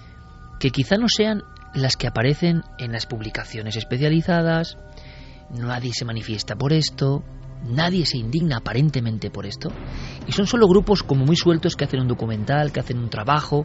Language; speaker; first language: Spanish; native; Spanish